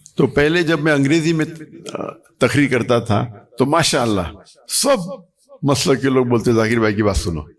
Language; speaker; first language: Urdu; non-native, local second language; English